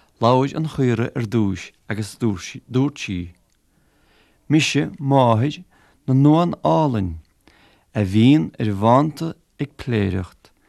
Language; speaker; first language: Irish; native; Irish